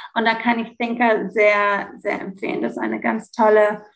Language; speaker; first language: German; early bilingual, heritage; Greek